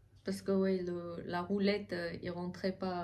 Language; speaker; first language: French; non-native, fluent; Tibetan